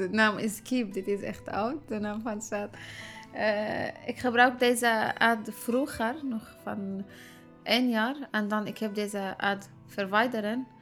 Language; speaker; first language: Dutch; non-native, learner; Arabic